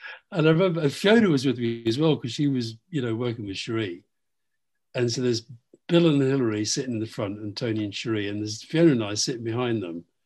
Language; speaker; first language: English; native; English